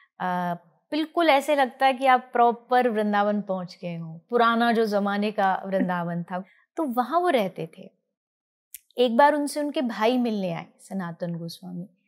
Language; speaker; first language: Hindi; native; Hindi